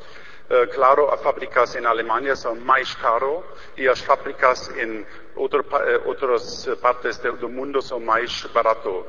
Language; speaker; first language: Portuguese; non-native, learner; German